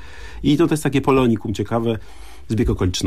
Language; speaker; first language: Polish; native; Polish